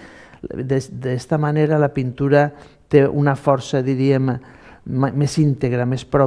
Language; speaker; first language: Catalan; native; Catalan